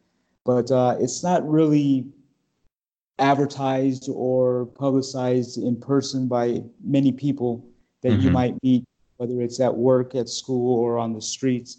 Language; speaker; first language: English; native; English